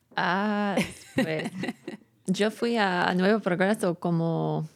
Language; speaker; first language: Spanish; non-native, learner; English